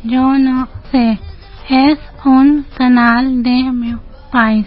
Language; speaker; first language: Catalan; non-native, learner; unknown